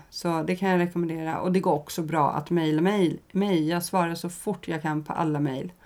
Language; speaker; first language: Swedish; native; Swedish